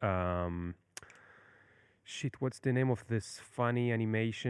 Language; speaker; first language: English; non-native, fluent; Hebrew